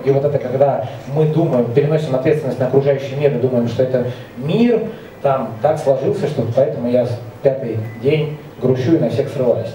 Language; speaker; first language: Russian; native; Russian